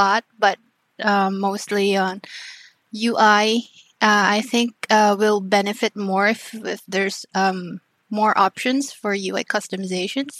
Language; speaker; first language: English; non-native, local second language; Filipino